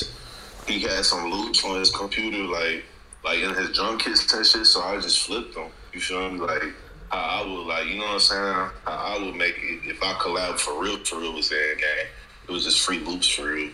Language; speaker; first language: English; native; English